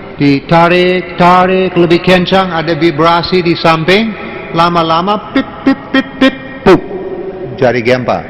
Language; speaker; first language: Indonesian; non-native, learner; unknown